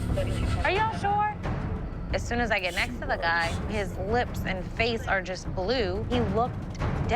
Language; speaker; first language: English; native; English